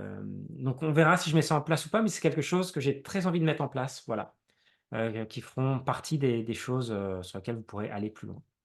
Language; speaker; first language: French; native; French